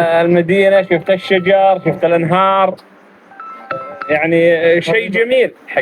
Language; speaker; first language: Arabic; native; Arabic